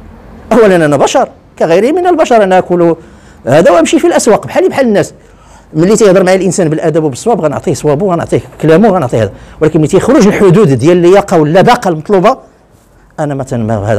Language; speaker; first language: Arabic; native; Arabic